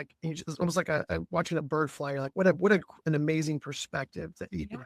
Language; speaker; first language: English; native; English